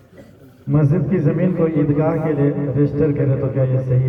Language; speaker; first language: Hindi; native; Hindi